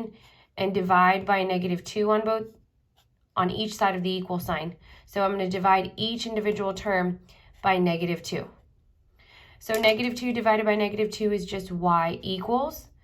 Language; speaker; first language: English; native; English